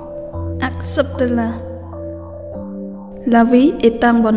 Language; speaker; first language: French; non-native, learner; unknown